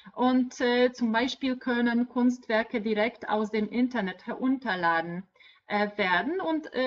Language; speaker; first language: German; non-native, fluent; Polish